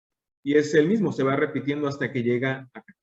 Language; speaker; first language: Spanish; native; Spanish